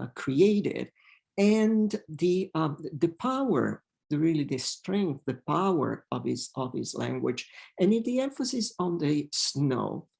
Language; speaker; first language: English; non-native, fluent; Italian